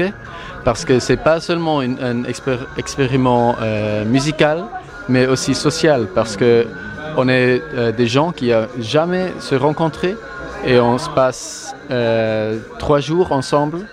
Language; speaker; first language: French; non-native, local second language; German